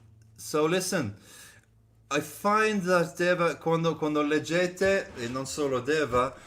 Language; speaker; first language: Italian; non-native, fluent; English